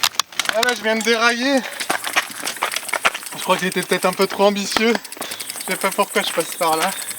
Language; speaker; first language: French; native; French